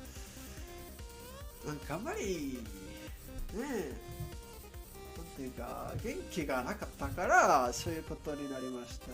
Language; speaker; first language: Japanese; non-native, learner; Spanish